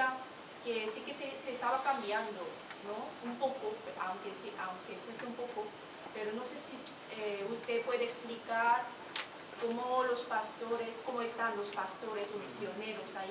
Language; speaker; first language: Spanish; native; Spanish